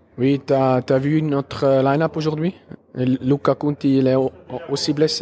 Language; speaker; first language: French; non-native, local second language; German